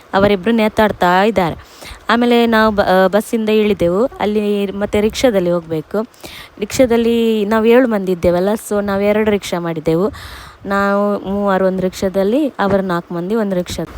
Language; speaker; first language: Kannada; non-native, local second language; Tulu